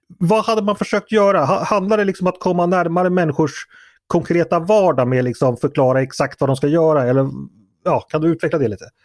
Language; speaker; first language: Swedish; native; Swedish